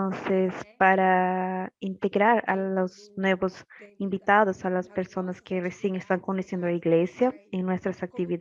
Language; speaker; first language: Spanish; non-native, learner; Portuguese